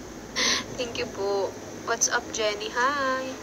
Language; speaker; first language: English; non-native, local second language; Filipino